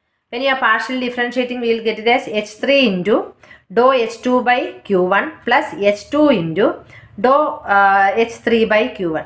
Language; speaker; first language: English; non-native, local second language; Malayalam